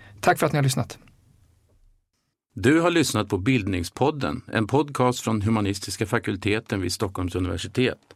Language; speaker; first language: Swedish; native; Swedish